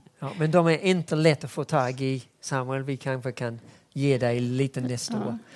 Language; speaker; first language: Swedish; non-native, fluent; English